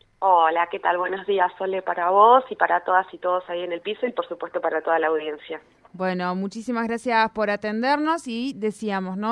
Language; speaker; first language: Spanish; native; Spanish